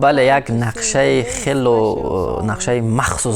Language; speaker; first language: Persian; non-native, fluent; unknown